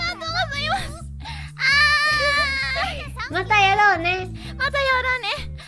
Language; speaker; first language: Japanese; non-native, learner; Indonesian